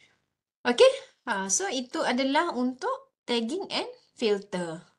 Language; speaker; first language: Malay; native; Malay